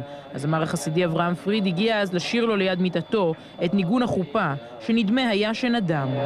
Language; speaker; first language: Hebrew; native; Hebrew